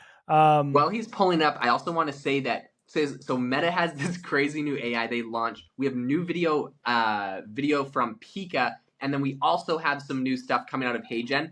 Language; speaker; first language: English; native; English